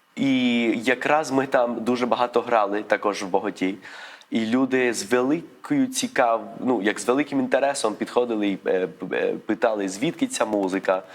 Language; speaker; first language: Ukrainian; early bilingual, heritage; Ukrainian